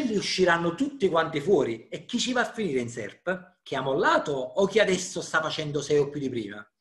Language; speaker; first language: Italian; native; Italian